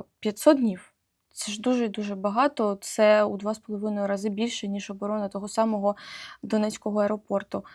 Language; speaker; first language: Ukrainian; native; Ukrainian